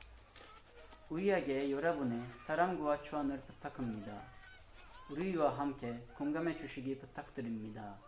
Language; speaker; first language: Korean; non-native, learner; Turkish